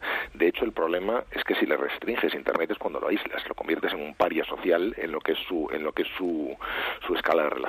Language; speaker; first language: Spanish; native; Spanish